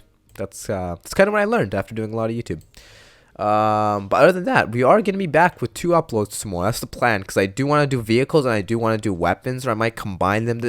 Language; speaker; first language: English; native; English